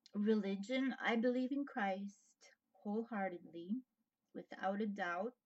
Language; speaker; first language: English; native; English